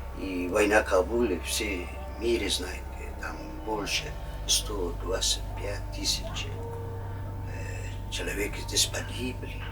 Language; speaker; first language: Russian; non-native, learner; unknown